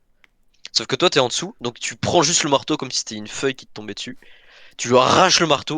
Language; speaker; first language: French; native; French